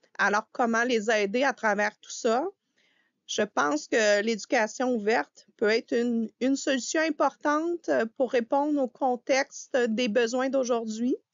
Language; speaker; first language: French; native; French